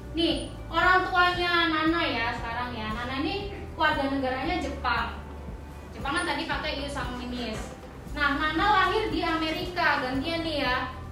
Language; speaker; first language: Indonesian; native; Indonesian